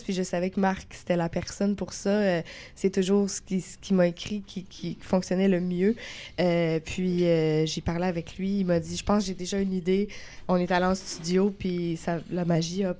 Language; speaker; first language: French; native; French